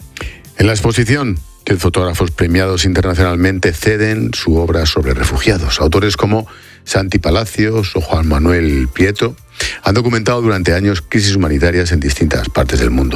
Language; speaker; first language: Spanish; native; Spanish